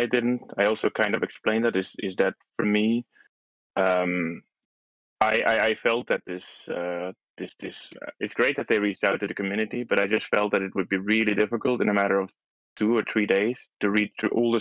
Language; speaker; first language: English; non-native, fluent; Dutch